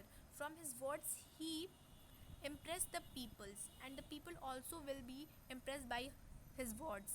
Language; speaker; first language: English; non-native, local second language; Hindi